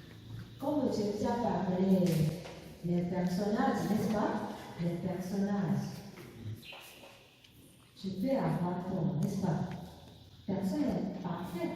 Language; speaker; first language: French; non-native, learner; Korean